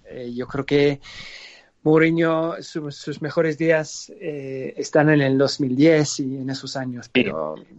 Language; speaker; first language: Spanish; non-native, fluent; English